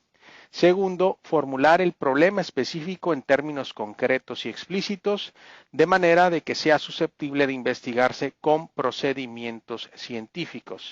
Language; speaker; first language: Spanish; native; Spanish